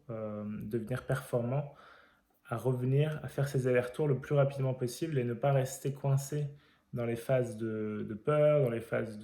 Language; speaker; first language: French; native; French